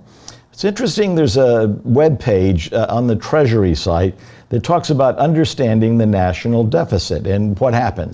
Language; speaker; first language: English; native; English